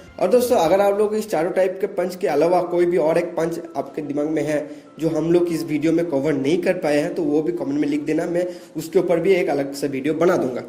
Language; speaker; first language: Hindi; non-native, local second language; Bangla